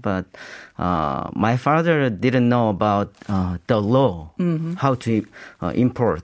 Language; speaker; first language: English; non-native, learner; Korean